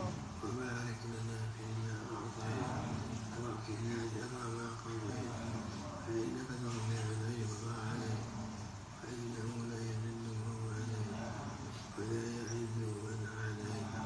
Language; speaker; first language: Arabic; non-native, fluent; Indonesian